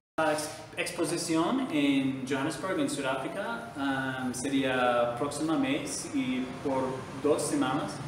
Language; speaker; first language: Spanish; non-native, learner; English